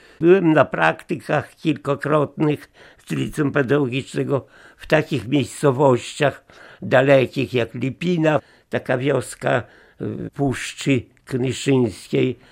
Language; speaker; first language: Polish; native; Polish